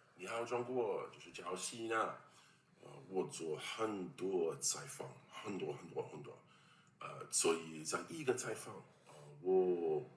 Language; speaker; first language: Chinese; non-native, learner; English